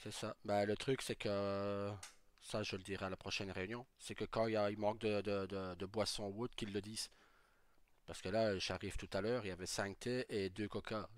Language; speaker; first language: French; native; French